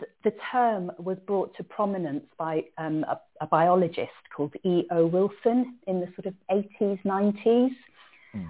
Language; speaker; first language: English; native; English